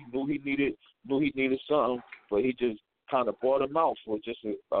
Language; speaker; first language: English; native; English